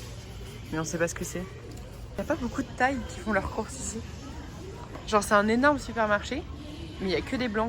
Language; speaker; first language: French; native; French